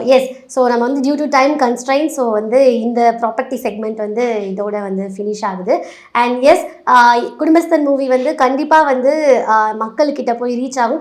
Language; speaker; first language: Tamil; native; Tamil